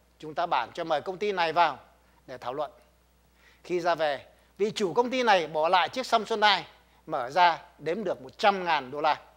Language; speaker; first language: Vietnamese; native; Vietnamese